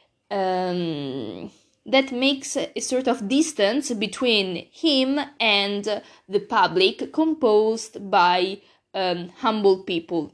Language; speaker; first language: English; non-native, learner; Italian